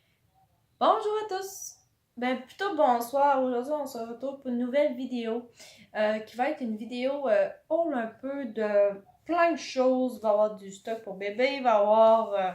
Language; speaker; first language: French; native; French